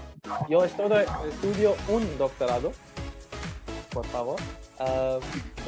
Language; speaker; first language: Spanish; non-native, learner; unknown